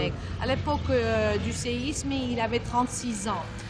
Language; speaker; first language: French; non-native, fluent; Armenian